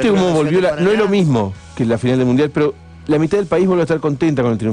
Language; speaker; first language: Spanish; native; Spanish